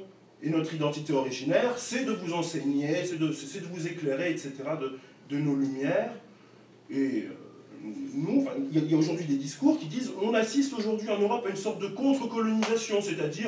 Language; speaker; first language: French; native; French